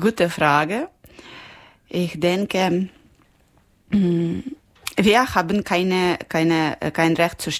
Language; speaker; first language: German; non-native, learner; Ukrainian